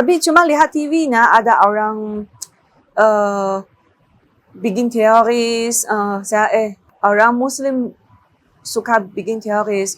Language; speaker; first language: Indonesian; non-native, learner; Chinese